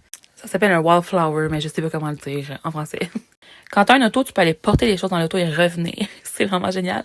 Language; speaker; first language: French; native; French